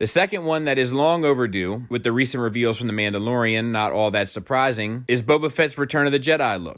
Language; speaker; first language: English; native; English